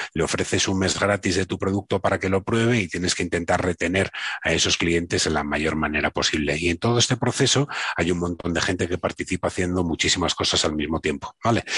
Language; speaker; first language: Spanish; native; Spanish